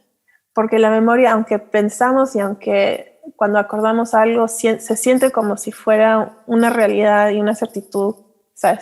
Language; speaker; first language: Spanish; early bilingual, heritage; Spanish